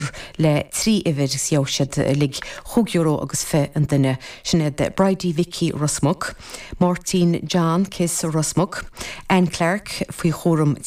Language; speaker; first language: Irish; native; Irish